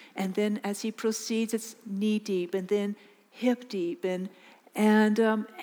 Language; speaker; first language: English; native; English